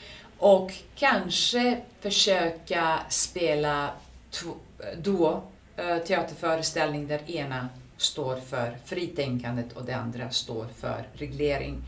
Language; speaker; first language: Swedish; non-native, fluent; Serbian